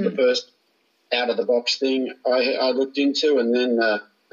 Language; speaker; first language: English; native; English